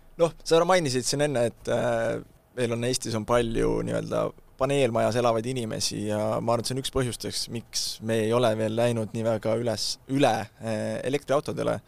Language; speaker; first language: Estonian; native; Estonian